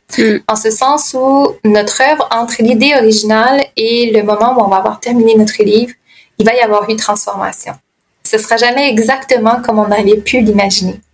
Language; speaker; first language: French; native; French